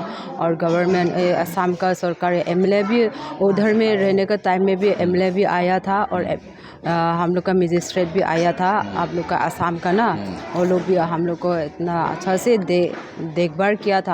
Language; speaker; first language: Hindi; non-native, local second language; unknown